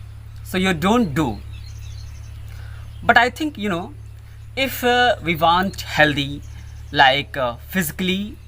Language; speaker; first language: English; non-native, learner; Hindi